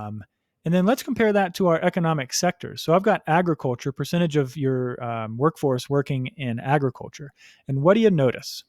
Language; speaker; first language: English; native; English